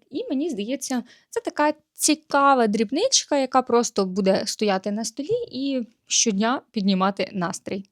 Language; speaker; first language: Ukrainian; native; Ukrainian